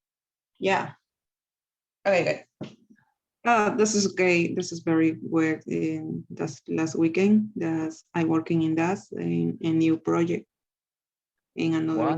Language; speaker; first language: English; non-native, learner; Spanish